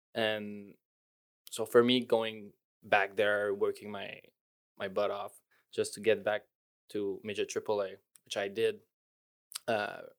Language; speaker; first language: English; native; English